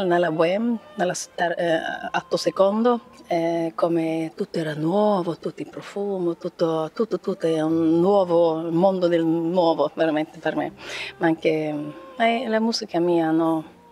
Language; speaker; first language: Italian; non-native, learner; Swedish